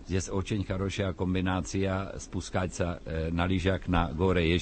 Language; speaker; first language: Russian; non-native, learner; Czech